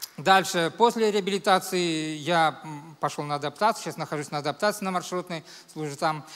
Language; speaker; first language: Russian; native; Russian